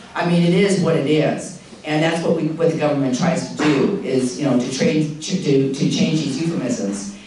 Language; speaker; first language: English; native; English